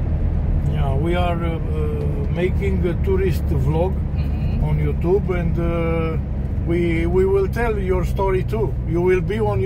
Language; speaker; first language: English; non-native, fluent; Romanian